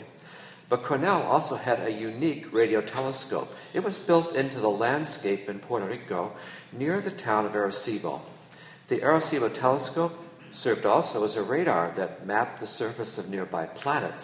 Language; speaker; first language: English; native; English